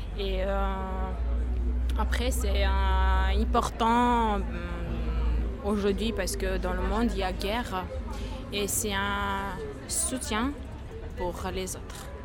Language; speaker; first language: French; non-native, learner; Georgian